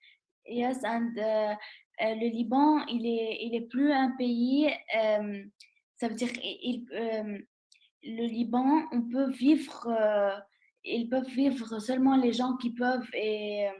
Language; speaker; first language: French; non-native, local second language; Arabic